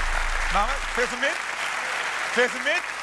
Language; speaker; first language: German; native; German